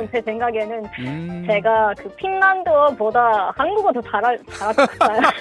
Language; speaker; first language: Korean; non-native, learner; Swedish